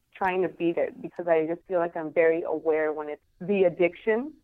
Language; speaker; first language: English; non-native, fluent; Spanish